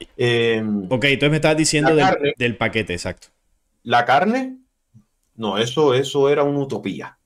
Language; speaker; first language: Spanish; native; Spanish